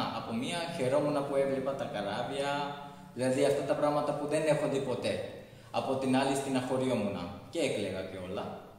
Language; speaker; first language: Greek; non-native, fluent; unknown